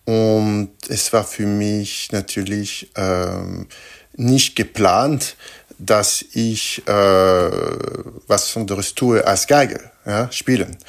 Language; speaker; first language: German; non-native, fluent; French